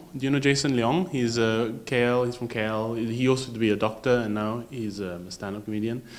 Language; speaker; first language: English; native; English